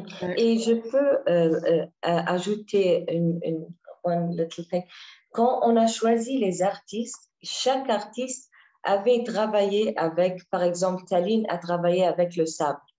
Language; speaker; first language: French; non-native, learner; Arabic